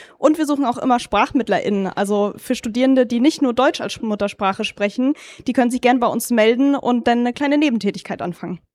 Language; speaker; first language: German; native; German